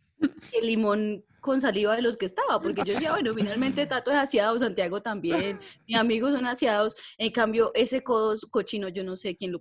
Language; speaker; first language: Spanish; native; Spanish